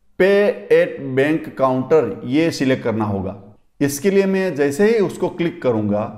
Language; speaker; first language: Hindi; non-native, local second language; Gujarati